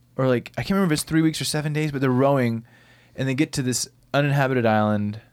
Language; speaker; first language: English; native; English